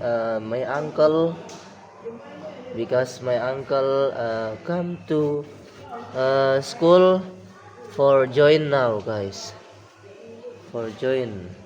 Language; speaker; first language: English; non-native, learner; Indonesian